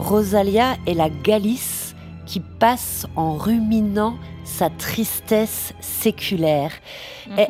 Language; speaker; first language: French; native; French